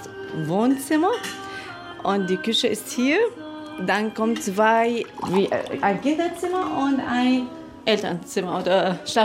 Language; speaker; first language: German; non-native, learner; Arabic